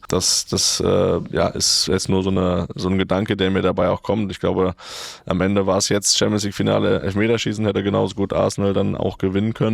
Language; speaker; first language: German; native; German